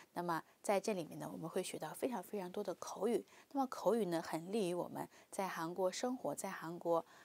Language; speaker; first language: Chinese; native; Chinese